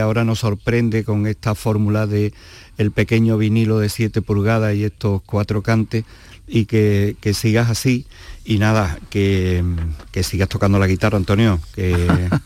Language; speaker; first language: Spanish; native; Spanish